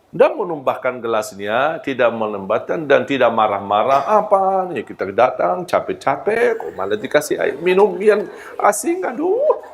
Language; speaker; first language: Malay; non-native, fluent; Arabic